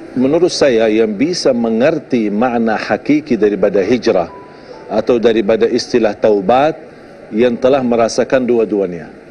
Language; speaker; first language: Malay; non-native, fluent; Arabic